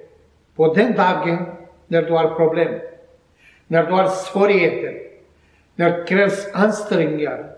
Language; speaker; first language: Swedish; non-native, learner; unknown